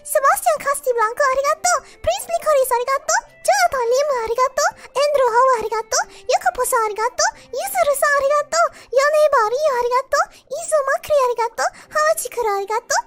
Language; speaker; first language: Japanese; non-native, learner; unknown